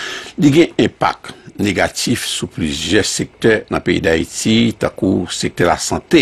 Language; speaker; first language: French; early bilingual, heritage; Haitian Creole